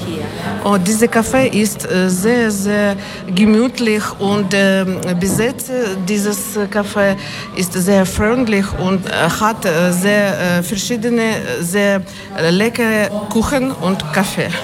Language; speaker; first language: German; non-native, learner; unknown